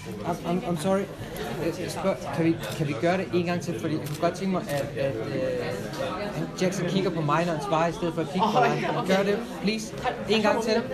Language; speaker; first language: Danish; native; Danish